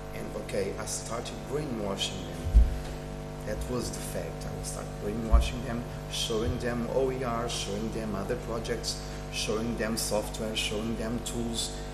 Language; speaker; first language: English; non-native, fluent; Portuguese